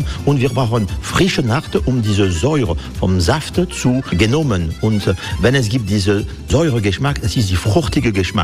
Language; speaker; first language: German; non-native, learner; French